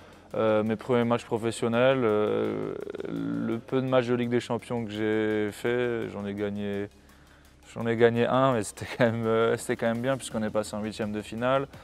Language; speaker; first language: French; native; French